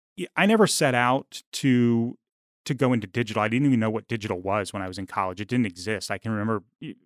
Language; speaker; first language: English; native; English